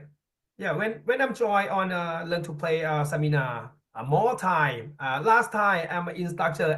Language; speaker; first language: English; non-native, learner; Thai